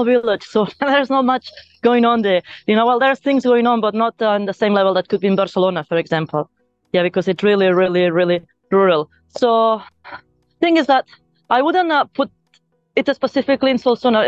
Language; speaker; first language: English; non-native, fluent; Spanish